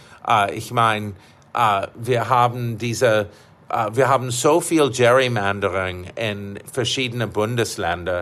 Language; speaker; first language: German; non-native, fluent; English